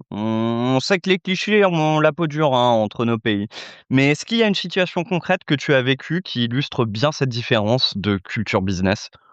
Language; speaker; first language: French; native; French